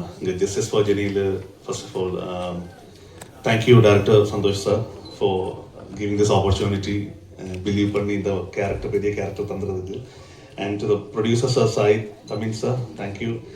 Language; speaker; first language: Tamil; non-native, learner; Malayalam